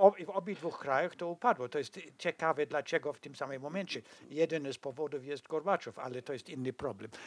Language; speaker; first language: Polish; non-native, fluent; English